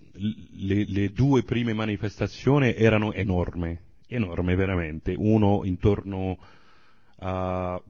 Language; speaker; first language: Italian; non-native, fluent; Arabic